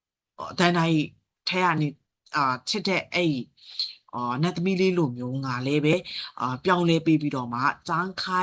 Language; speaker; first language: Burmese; native; Burmese